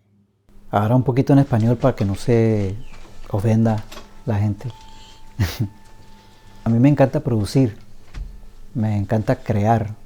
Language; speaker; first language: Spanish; early bilingual, other home language; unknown